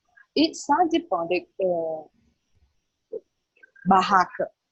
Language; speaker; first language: French; non-native, learner; Portuguese